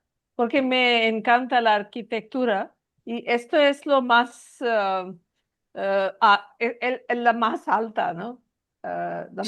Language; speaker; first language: Spanish; non-native, learner; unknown